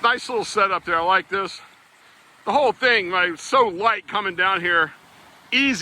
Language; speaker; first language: English; native; English